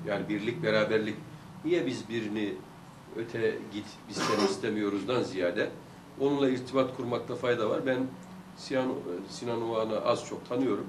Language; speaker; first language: Turkish; native; Turkish